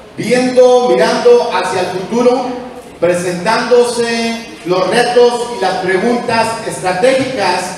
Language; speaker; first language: Spanish; early bilingual, heritage; Spanish